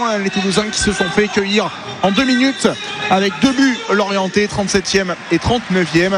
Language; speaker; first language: French; native; French